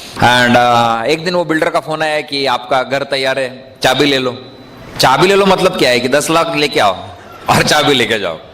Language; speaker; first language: Hindi; non-native, local second language; Marathi